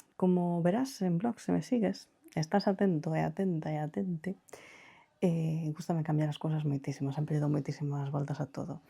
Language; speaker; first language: Galician; non-native, local second language; Spanish